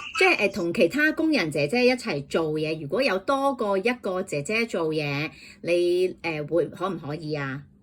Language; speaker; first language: Cantonese; native; Cantonese